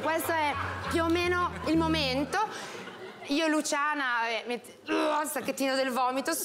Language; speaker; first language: Italian; native; Italian